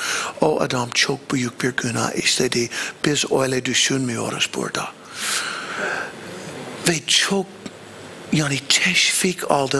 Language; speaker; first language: Turkish; non-native, fluent; English